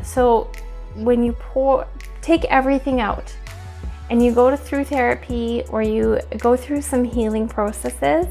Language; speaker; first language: English; native; English